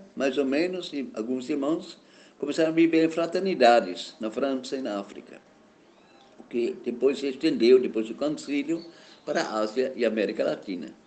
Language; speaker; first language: Portuguese; non-native, fluent; German